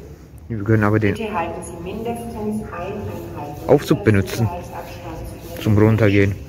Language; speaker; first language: German; early bilingual, other home language; Turkish